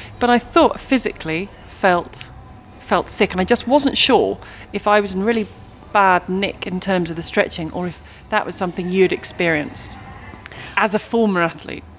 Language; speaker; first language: English; native; English